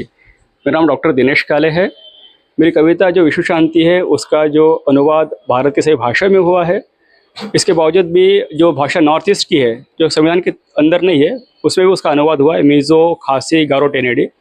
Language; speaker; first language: Hindi; non-native, local second language; Marathi